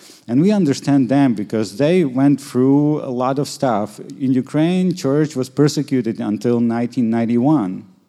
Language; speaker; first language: English; non-native, fluent; Ukrainian